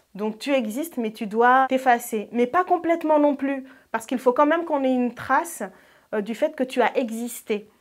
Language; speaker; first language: French; non-native, local second language; Ngazidja Comorian